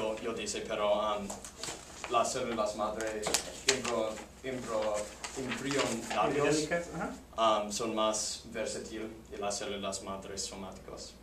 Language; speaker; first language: Spanish; non-native, learner; English